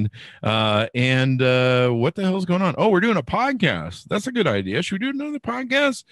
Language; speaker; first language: English; native; English